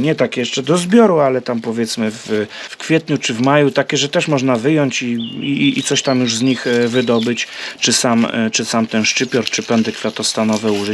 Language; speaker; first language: Polish; native; Polish